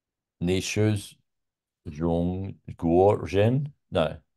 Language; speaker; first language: Chinese; non-native, learner; English